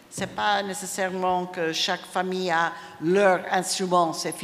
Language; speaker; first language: French; non-native, fluent; English